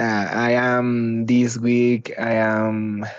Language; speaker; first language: English; non-native, learner; Spanish